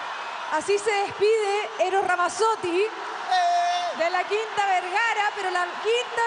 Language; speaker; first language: Spanish; native; Spanish